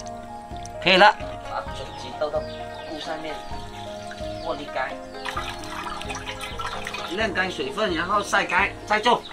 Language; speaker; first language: Chinese; native; Chinese